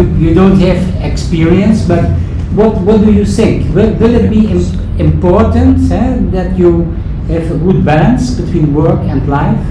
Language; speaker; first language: English; non-native, fluent; Dutch